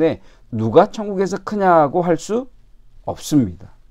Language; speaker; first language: Korean; native; Korean